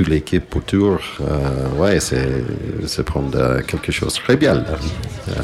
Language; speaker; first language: French; non-native, fluent; English